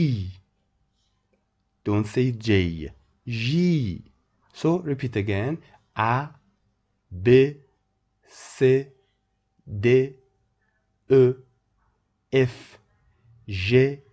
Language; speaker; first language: English; non-native, fluent; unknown